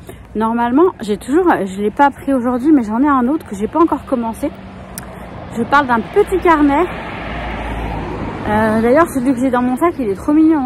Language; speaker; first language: French; native; French